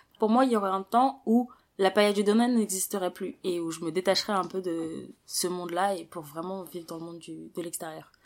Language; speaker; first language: French; early bilingual, other home language; Wolof